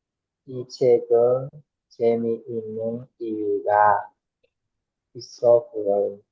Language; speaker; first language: Korean; non-native, learner; Chinese